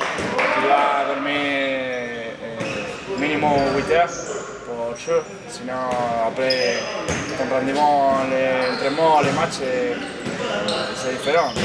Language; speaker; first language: French; non-native, learner; Spanish